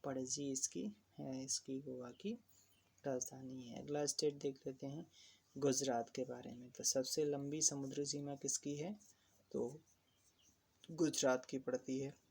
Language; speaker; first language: Hindi; native; Hindi